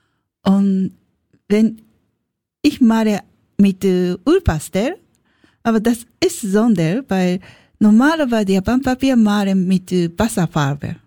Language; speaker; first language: German; non-native, learner; Japanese